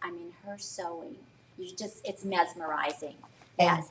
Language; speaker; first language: English; native; English